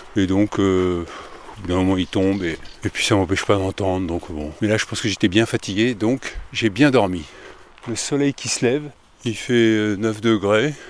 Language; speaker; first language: French; native; French